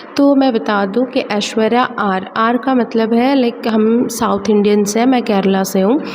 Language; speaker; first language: Hindi; non-native, local second language; Malayalam